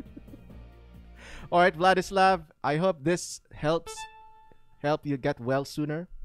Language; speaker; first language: English; non-native, local second language; Filipino